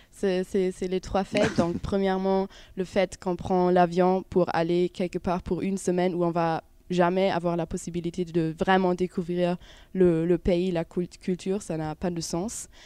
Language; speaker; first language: French; non-native, fluent; German